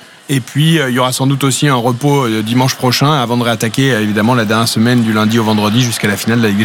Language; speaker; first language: French; native; French